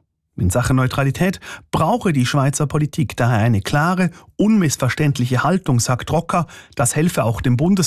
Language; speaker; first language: German; native; German